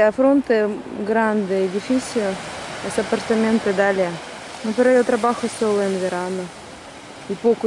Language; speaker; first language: Spanish; non-native, learner; Russian